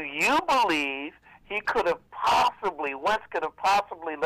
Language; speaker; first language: English; native; English